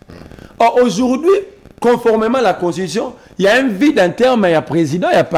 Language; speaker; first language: French; non-native, local second language; Lingala